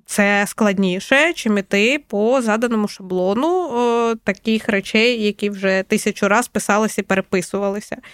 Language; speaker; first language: Ukrainian; non-native, local second language; Russian